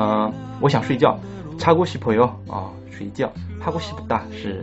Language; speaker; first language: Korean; non-native, fluent; Chinese